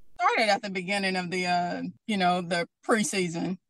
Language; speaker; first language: English; native; English